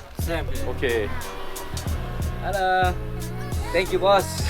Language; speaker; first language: English; non-native, learner; Indonesian